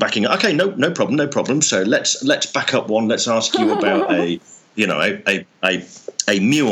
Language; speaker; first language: English; native; English